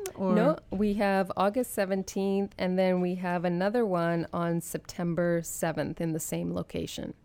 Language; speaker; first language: English; native; English